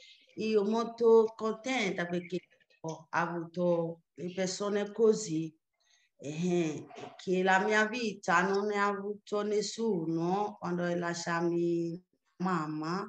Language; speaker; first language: Italian; non-native, learner; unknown